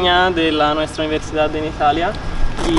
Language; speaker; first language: Spanish; non-native, learner; Italian